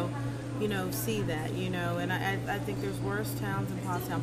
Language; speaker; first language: English; native; English